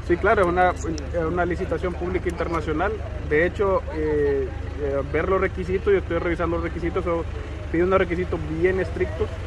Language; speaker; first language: Spanish; native; Spanish